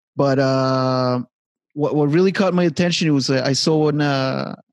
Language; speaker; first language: English; native; English